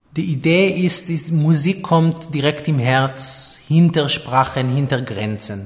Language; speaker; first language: German; non-native, fluent; Hebrew